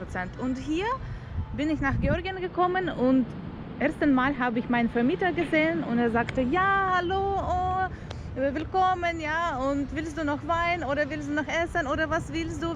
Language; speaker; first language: German; non-native, learner; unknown